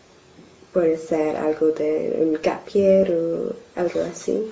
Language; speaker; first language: Spanish; non-native, learner; English